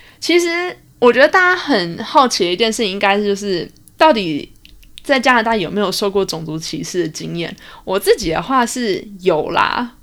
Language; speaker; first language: Chinese; early bilingual, heritage; Chinese